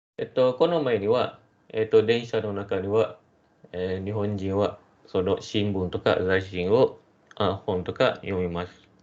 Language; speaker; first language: Japanese; non-native, fluent; Malay